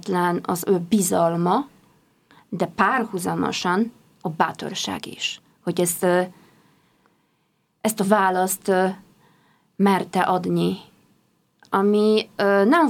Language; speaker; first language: Hungarian; non-native, fluent; Polish